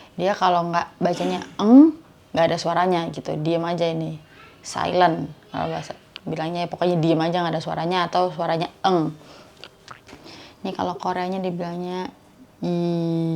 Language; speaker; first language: Indonesian; native; Indonesian